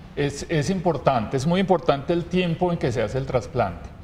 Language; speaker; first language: Spanish; native; Spanish